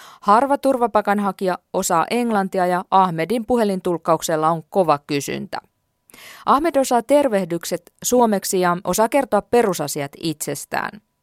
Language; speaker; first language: Finnish; native; Finnish